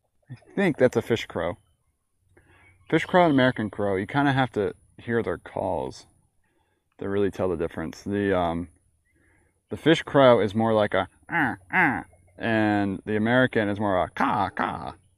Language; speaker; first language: English; native; English